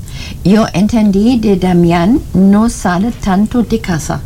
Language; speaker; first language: Spanish; non-native, learner; German